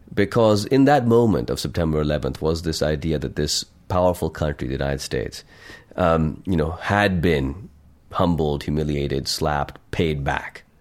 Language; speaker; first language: English; non-native, local second language; Urdu